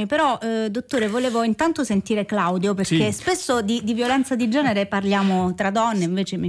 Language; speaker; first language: Italian; native; Italian